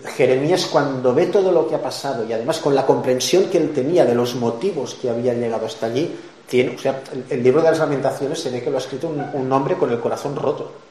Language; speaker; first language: Spanish; non-native, local second language; Catalan